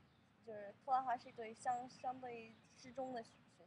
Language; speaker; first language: Chinese; native; Chinese